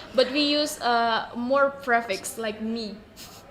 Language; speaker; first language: English; non-native, learner; Indonesian